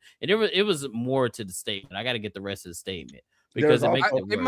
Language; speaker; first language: English; native; English